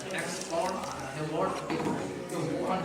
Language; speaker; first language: English; non-native, learner; Indonesian